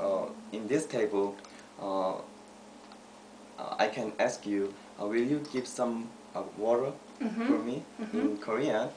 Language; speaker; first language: English; non-native, fluent; Korean